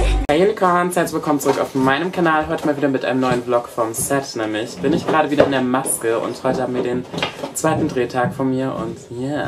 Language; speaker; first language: German; native; German